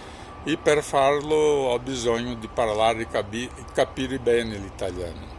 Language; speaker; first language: Italian; non-native, learner; Portuguese